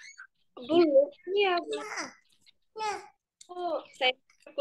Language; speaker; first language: Indonesian; non-native, fluent; Arabic